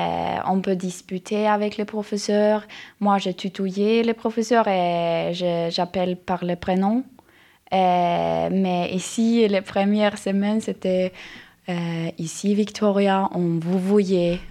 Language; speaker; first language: French; non-native, learner; Norwegian